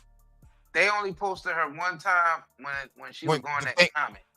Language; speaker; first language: English; native; English